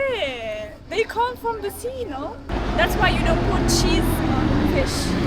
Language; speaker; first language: English; non-native, fluent; Italian